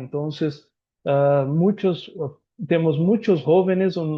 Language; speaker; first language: Spanish; non-native, learner; Portuguese